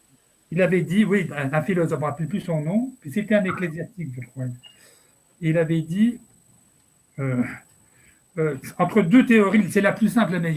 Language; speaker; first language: French; native; French